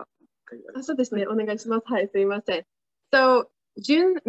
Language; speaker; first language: Japanese; non-native, fluent; English